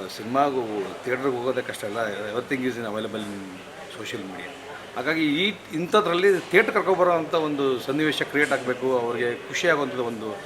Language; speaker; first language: Kannada; native; Kannada